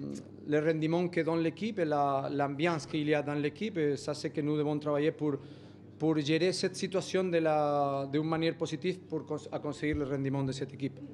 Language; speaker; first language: French; non-native, learner; Spanish